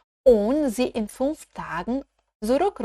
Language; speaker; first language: German; non-native, fluent; Portuguese